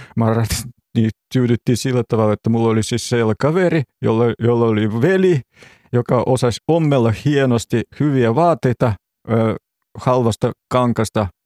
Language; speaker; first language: Finnish; non-native, fluent; Russian